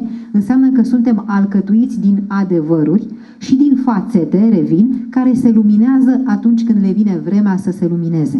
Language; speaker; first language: Romanian; native; Romanian